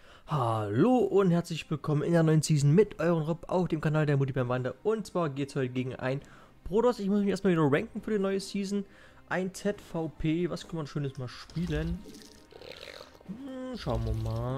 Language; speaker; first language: German; native; German